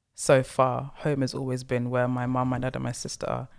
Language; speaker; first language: English; native; English